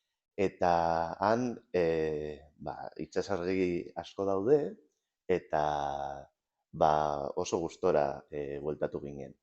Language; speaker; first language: Basque; non-native, local second language; Spanish